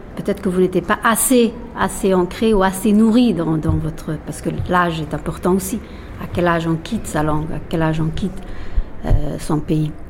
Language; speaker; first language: French; non-native, fluent; Persian